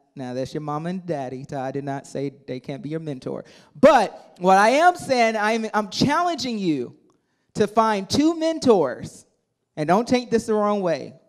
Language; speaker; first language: English; native; English